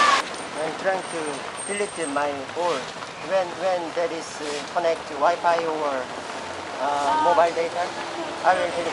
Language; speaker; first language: English; non-native, learner; Korean